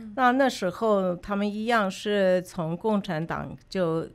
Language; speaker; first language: Chinese; early bilingual, other home language; English